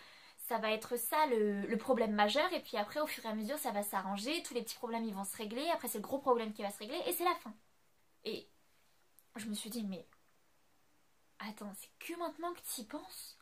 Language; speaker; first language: French; native; French